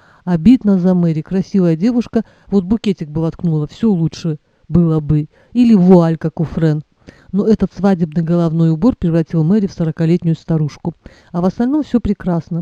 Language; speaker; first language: Russian; native; Russian